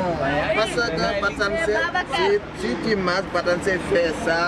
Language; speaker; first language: French; non-native, learner; Wolof